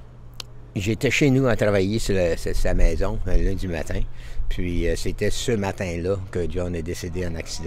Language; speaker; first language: French; native; French